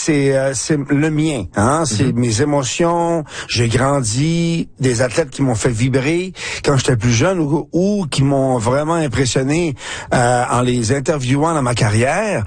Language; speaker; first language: French; native; French